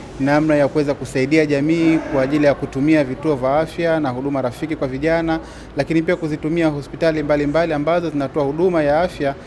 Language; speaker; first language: Swahili; native; Swahili